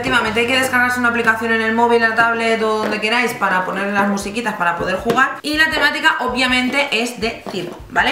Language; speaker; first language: Spanish; native; Spanish